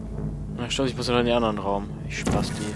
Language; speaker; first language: German; native; German